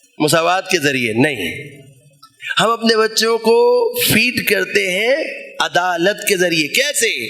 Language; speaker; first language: Urdu; non-native, local second language; Punjabi